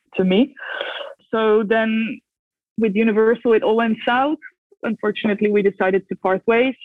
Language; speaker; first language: English; non-native, fluent; Dutch